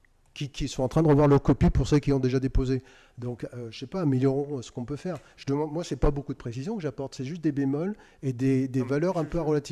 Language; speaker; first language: French; native; French